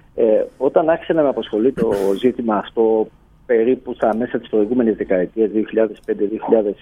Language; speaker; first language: Greek; native; Greek